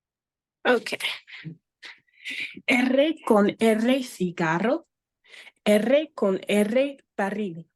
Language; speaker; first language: Spanish; non-native, learner; English